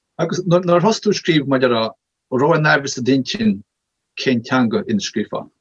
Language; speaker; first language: Irish; native; Irish